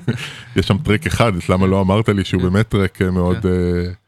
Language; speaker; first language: Hebrew; early bilingual, other home language; French